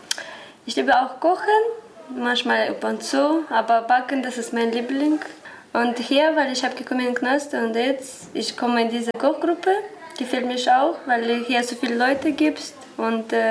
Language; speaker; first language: German; non-native, learner; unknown